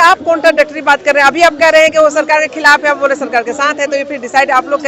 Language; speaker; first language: Hindi; native; Hindi